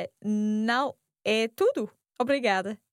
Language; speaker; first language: Portuguese; non-native, learner; English